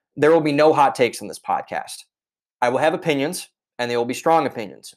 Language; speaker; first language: English; native; English